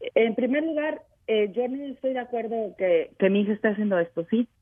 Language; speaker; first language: Spanish; native; Spanish